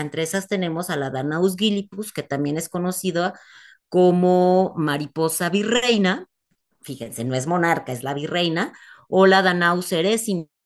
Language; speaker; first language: Spanish; native; Spanish